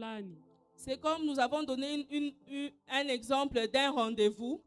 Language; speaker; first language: French; non-native, local second language; Swahili